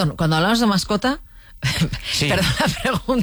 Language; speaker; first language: Spanish; native; Spanish